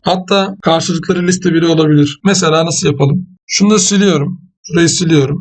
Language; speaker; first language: Turkish; native; Turkish